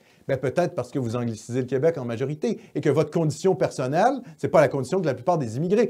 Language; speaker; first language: French; native; French